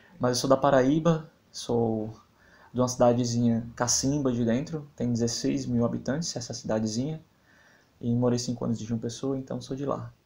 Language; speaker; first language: Portuguese; native; Portuguese